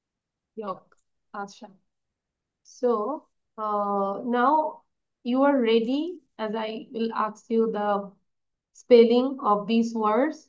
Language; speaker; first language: English; non-native, learner; Bangla